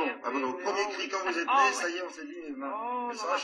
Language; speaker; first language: French; native; French